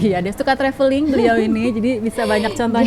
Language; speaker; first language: Indonesian; native; Indonesian